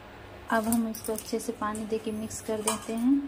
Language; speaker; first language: Hindi; native; Hindi